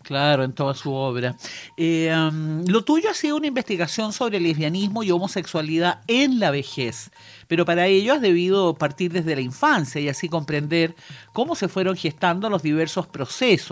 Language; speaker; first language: Spanish; native; Spanish